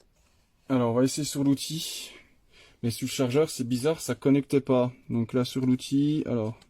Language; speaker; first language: French; native; French